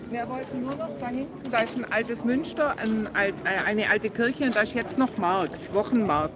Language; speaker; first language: German; native; German